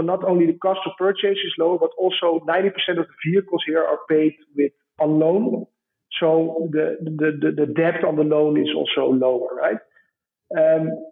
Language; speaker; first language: English; non-native, fluent; Dutch